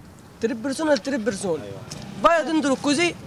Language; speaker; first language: Italian; non-native, learner; Arabic